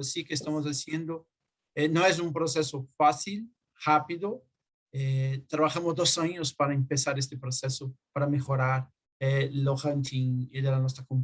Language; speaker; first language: Spanish; non-native, fluent; Portuguese